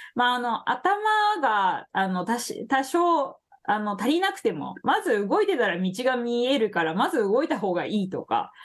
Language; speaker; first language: Japanese; native; Japanese